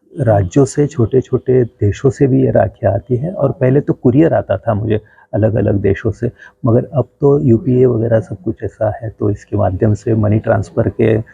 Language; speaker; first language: Hindi; non-native, local second language; Gujarati